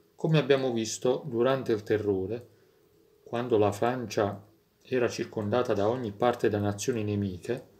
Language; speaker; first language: Italian; native; Italian